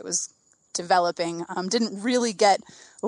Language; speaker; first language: English; native; English